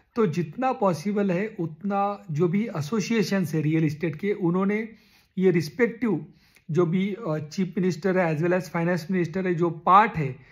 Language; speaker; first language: Hindi; non-native, local second language; Marathi